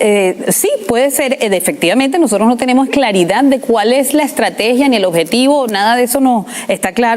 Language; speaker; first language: Spanish; native; Spanish